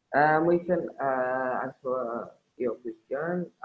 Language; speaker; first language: English; non-native, learner; Indonesian